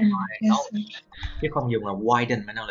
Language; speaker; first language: Vietnamese; native; Vietnamese